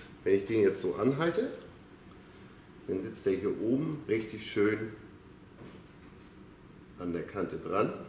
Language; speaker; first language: German; native; German